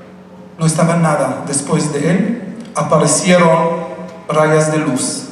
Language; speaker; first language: Spanish; non-native, fluent; Hebrew